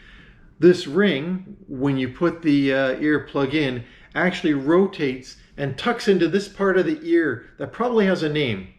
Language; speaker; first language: English; native; English